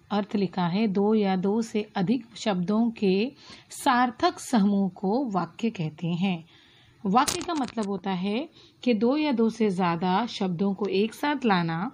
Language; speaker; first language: Hindi; non-native, local second language; Marathi